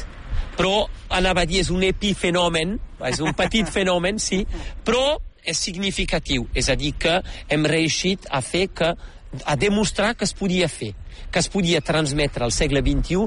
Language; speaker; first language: Catalan; native; Catalan